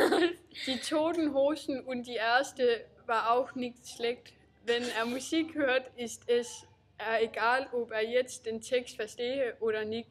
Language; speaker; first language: German; non-native, learner; Danish